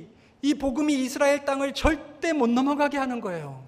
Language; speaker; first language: Korean; native; Korean